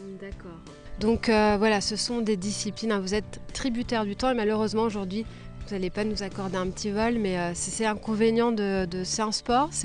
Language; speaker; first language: French; native; French